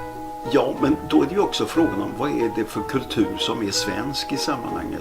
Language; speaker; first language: Swedish; native; Swedish